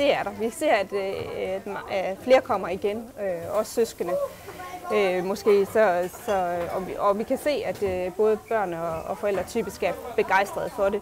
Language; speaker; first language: Danish; native; Danish